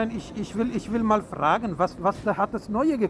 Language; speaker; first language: German; non-native, fluent; Urdu